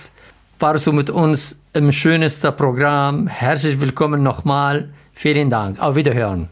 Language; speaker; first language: German; non-native, learner; Arabic